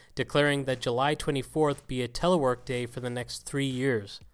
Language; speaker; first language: English; native; English